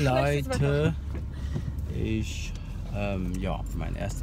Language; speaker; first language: German; early bilingual, other home language; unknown